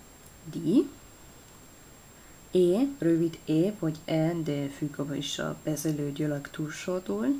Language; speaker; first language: Hungarian; non-native, learner; Italian